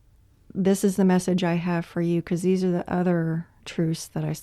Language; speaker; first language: English; native; English